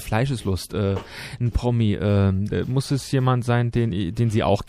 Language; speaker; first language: German; native; German